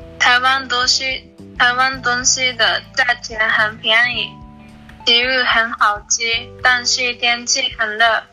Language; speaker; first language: Chinese; non-native, learner; Japanese